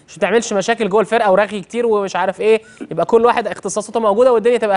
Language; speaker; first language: Arabic; native; Arabic